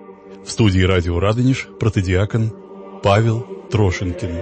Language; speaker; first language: Russian; native; Russian